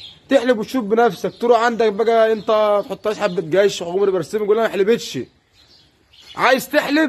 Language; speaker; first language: Arabic; native; Arabic